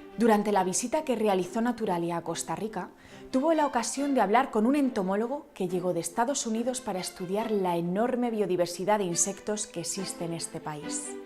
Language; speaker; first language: Spanish; native; Spanish